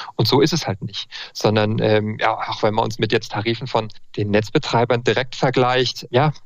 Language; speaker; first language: German; native; German